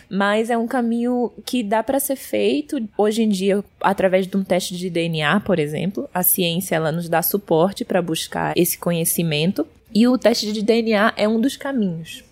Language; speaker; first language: Portuguese; early bilingual, heritage; Portuguese